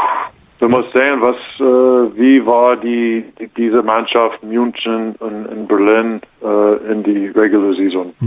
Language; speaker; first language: German; non-native, learner; English